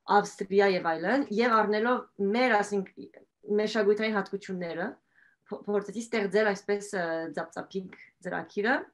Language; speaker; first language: Armenian; early bilingual, heritage; Armenian